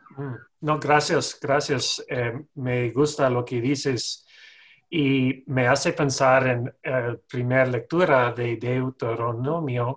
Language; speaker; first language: Spanish; non-native, fluent; English